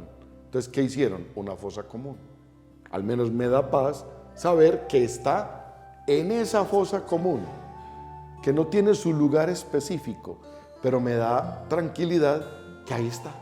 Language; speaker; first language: Spanish; native; Spanish